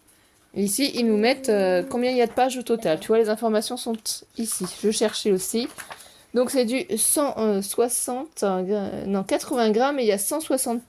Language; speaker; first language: French; native; French